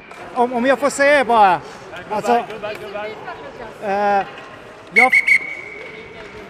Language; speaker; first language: Swedish; non-native, fluent; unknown